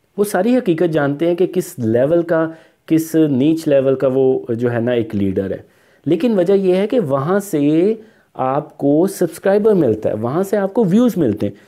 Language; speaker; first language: Urdu; non-native, local second language; Punjabi